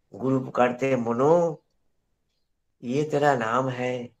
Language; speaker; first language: Hindi; native; Hindi